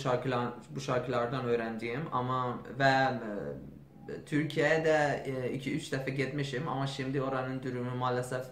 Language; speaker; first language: Turkish; non-native, learner; Persian